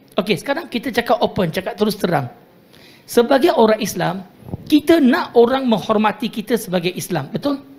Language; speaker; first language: Malay; non-native, local second language; Tamil